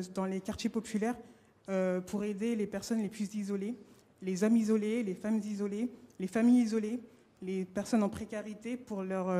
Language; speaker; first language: French; native; French